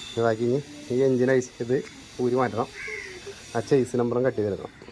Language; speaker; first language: Malayalam; native; Malayalam